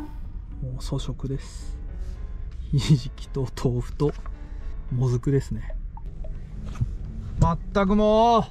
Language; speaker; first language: Japanese; native; Japanese